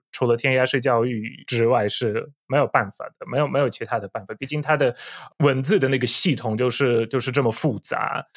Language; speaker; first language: Chinese; non-native, fluent; Polish